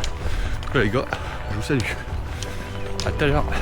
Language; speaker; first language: French; native; French